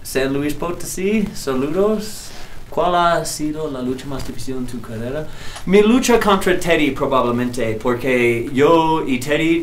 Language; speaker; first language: Spanish; non-native, learner; English